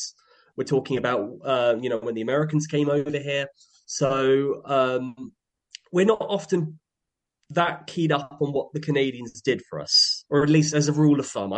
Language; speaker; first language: English; native; English